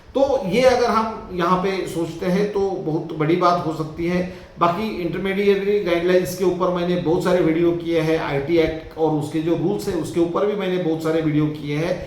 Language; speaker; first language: Hindi; non-native, local second language; Marathi